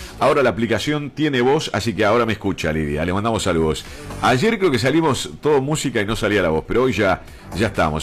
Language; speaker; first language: Spanish; native; Spanish